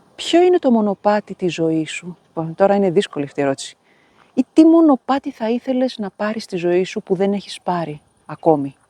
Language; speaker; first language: Greek; native; Greek